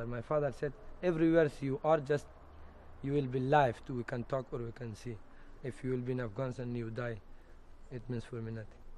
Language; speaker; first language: English; non-native, learner; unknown